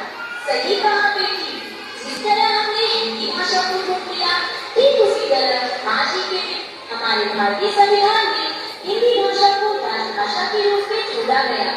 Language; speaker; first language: Hindi; native; Hindi